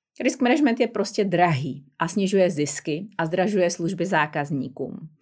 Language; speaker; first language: Czech; native; Czech